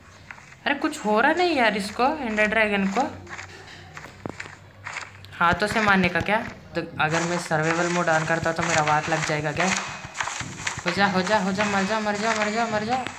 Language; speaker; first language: Hindi; native; Hindi